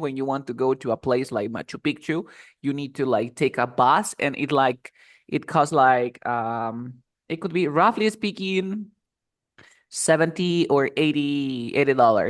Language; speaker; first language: English; non-native, fluent; Spanish